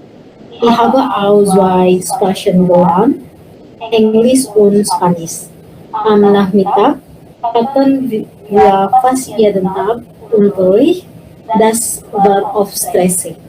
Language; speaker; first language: German; non-native, learner; Indonesian